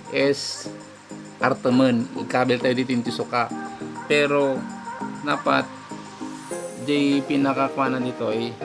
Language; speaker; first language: Filipino; non-native, local second language; Iloko